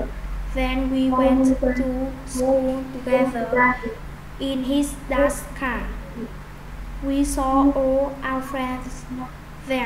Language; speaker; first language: English; non-native, learner; Vietnamese